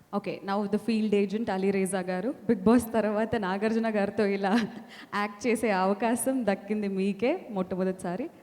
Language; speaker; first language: Telugu; native; Telugu